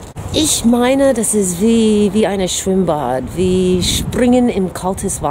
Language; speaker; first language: German; non-native, fluent; English